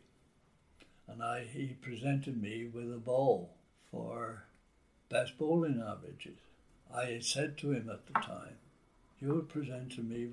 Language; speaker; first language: English; native; English